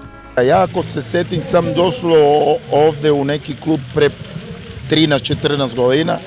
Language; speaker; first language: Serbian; non-native, learner; Spanish